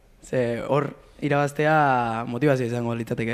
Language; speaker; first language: Basque; native; Basque